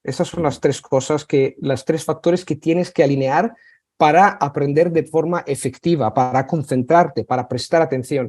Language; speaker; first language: Spanish; non-native, fluent; Italian